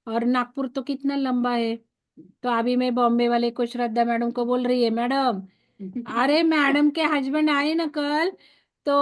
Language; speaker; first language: Hindi; non-native, local second language; Marathi